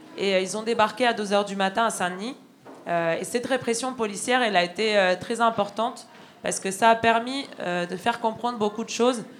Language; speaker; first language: French; non-native, fluent; Spanish